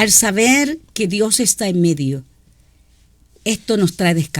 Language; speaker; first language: Spanish; native; Spanish